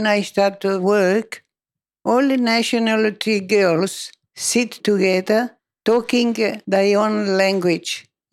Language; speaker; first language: English; non-native, learner; Italian